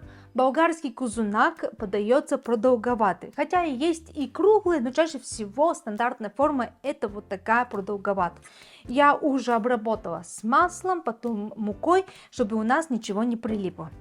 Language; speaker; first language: Russian; non-native, fluent; Bulgarian